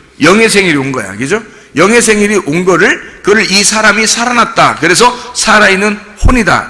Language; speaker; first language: Korean; native; Korean